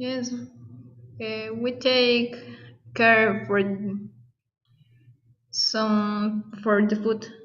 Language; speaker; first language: English; non-native, learner; Spanish